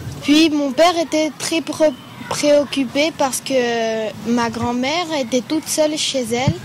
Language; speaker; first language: French; non-native, fluent; Spanish